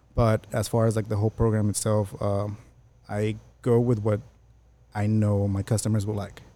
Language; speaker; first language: English; early bilingual, other home language; Spanish